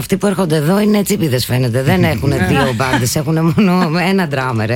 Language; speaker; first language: Greek; native; Greek